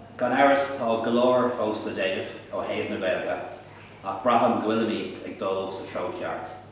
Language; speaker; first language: Irish; non-native, local second language; English